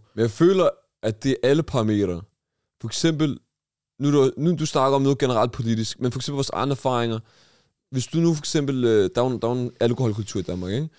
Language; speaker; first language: Danish; early bilingual, other home language; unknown